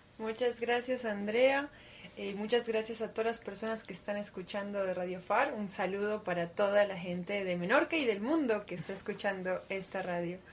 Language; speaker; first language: Spanish; early bilingual, other home language; Russian